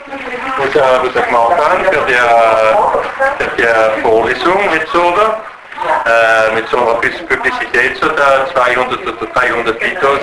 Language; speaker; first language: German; non-native, learner; French